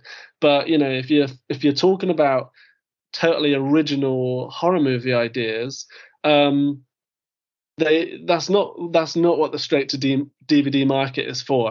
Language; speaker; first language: English; native; English